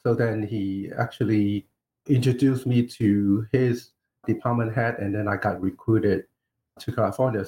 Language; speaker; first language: English; non-native, local second language; Cantonese